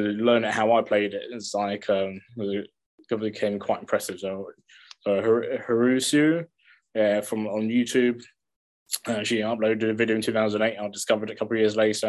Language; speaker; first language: English; native; English